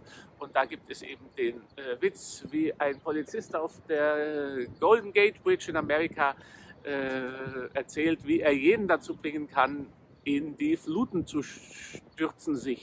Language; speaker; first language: German; native; German